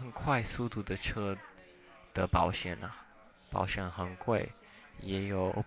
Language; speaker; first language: Chinese; non-native, fluent; English